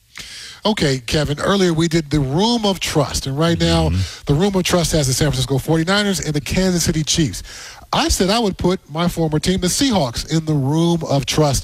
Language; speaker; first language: English; native; English